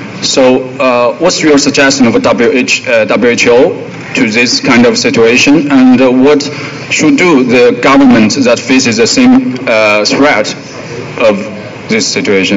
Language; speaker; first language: English; non-native, fluent; Chinese